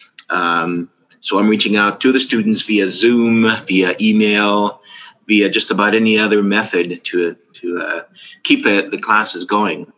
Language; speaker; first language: English; early bilingual, other home language; Spanish